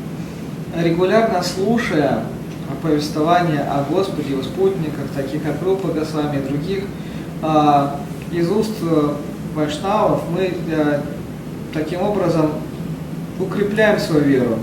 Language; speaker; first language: Russian; native; Russian